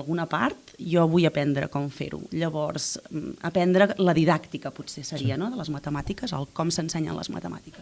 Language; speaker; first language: Catalan; native; Catalan